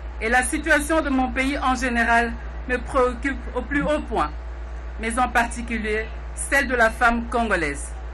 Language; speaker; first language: French; non-native, local second language; Lingala